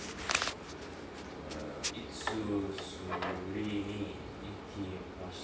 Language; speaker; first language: Japanese; non-native, learner; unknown